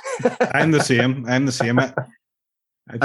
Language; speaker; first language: English; native; English